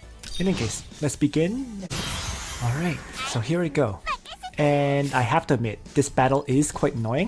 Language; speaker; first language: English; native; English